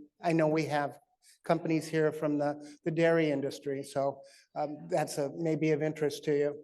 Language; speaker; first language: English; native; English